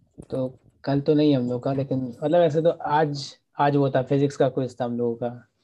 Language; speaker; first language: Hindi; native; Hindi